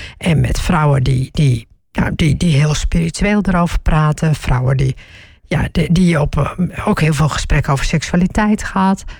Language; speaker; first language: Dutch; early bilingual, other home language; Turkish